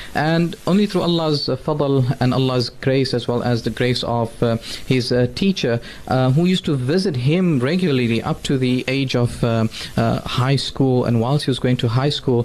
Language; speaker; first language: English; native; English